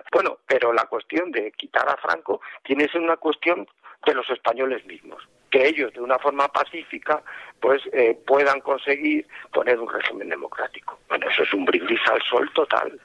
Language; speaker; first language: Spanish; native; Spanish